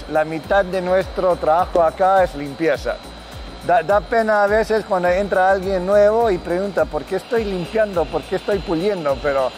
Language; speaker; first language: Spanish; non-native, fluent; English